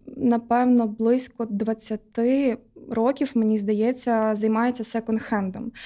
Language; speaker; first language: Ukrainian; non-native, local second language; Russian